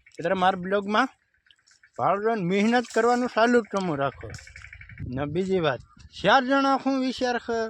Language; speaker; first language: Gujarati; non-native, local second language; Bhili